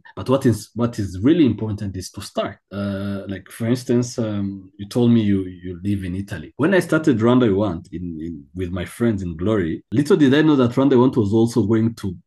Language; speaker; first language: English; non-native, local second language; Kinyarwanda